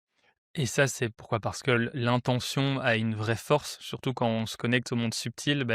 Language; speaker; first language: French; native; French